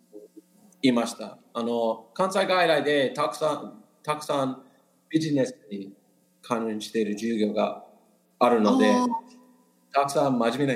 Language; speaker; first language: Japanese; non-native, learner; English